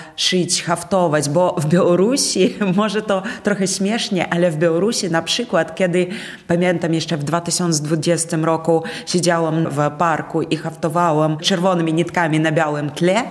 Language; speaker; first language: Polish; non-native, fluent; Russian